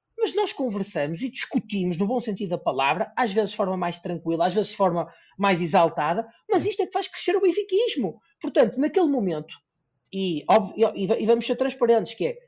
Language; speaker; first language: Portuguese; native; Portuguese